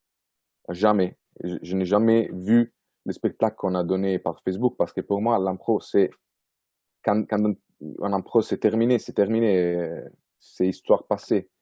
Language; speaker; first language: French; non-native, fluent; Italian